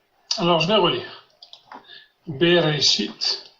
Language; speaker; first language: French; non-native, fluent; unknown